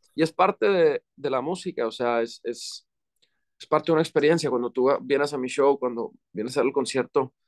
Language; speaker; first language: Spanish; native; Spanish